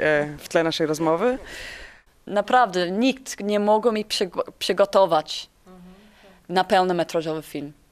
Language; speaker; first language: Polish; non-native, fluent; English